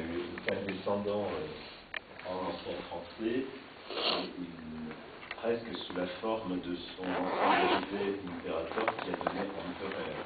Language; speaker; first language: French; native; French